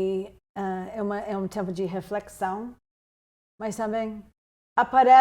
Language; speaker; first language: Portuguese; non-native, fluent; English